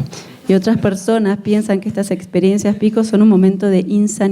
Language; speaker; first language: Spanish; native; Spanish